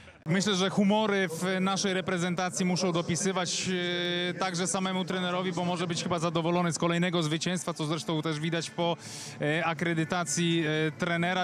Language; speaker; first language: Polish; native; Polish